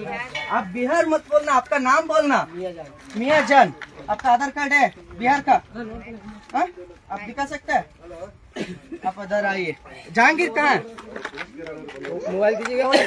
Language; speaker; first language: Hindi; non-native, local second language; Kannada